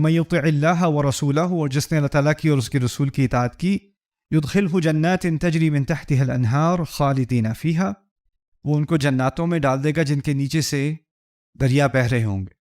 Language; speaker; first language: Urdu; early bilingual, heritage; Urdu